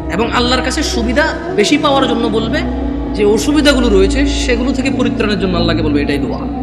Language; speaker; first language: Bangla; early bilingual, heritage; Bangla